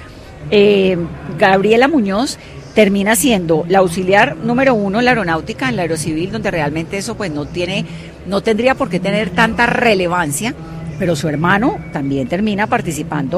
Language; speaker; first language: Spanish; native; Spanish